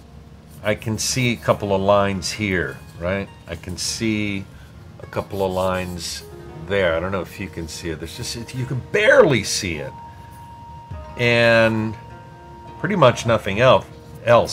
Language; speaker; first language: English; native; English